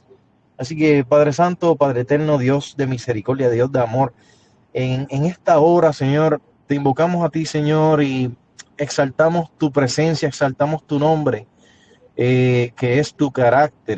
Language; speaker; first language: Spanish; native; Spanish